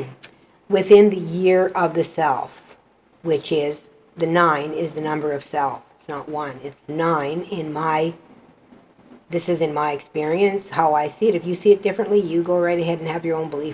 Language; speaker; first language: English; native; English